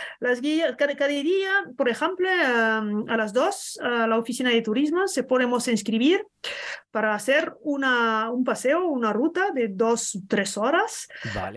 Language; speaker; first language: Spanish; non-native, learner; French